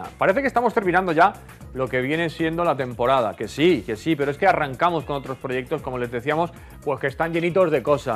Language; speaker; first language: Spanish; native; Spanish